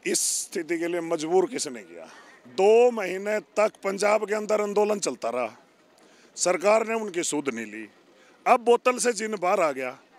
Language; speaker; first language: Hindi; native; Hindi